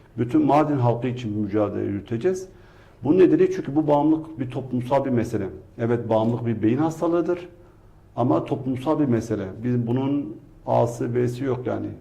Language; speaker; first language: Turkish; non-native, local second language; Kurdish